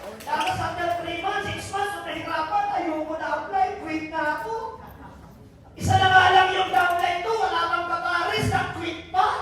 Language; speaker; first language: Filipino; non-native, local second language; Bikol